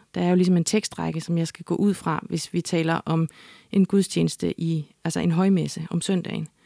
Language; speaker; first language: Danish; native; Danish